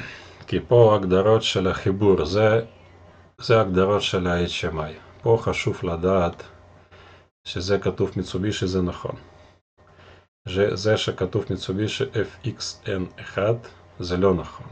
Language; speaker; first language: Hebrew; non-native, fluent; Russian